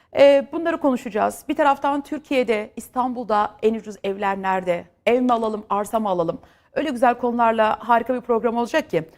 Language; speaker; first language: Turkish; native; Turkish